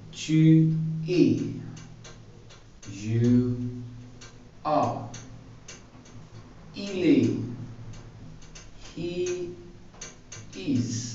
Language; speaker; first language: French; non-native, fluent; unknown